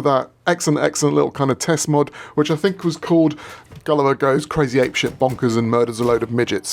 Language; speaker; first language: English; native; English